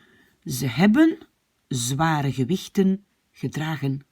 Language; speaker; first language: Dutch; non-native, fluent; French